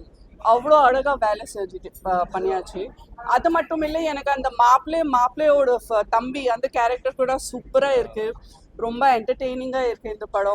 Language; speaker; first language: Tamil; non-native, fluent; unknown